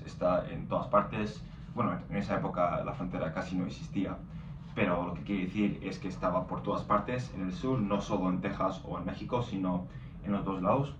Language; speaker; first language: Spanish; non-native, fluent; English